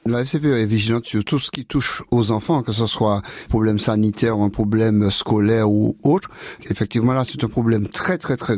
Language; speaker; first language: French; native; French